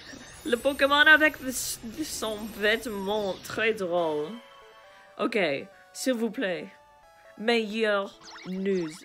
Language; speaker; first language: French; non-native, learner; English